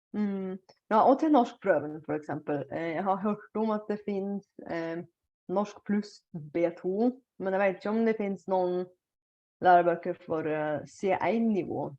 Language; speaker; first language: Norwegian; non-native, fluent; Bulgarian